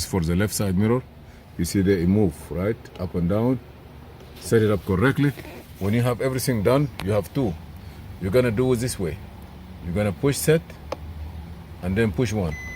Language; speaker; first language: English; non-native, fluent; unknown